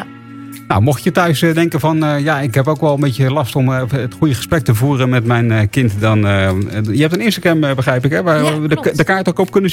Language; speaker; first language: Dutch; native; Dutch